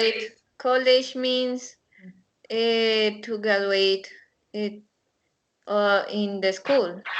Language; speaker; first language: English; non-native, learner; Spanish